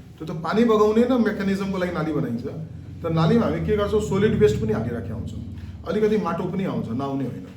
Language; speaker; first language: Nepali; non-native, local second language; Marwari